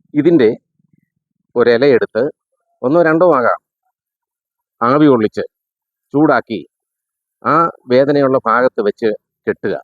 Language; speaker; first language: Malayalam; native; Malayalam